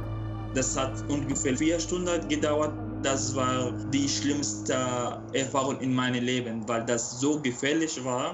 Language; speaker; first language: German; non-native, local second language; Arabic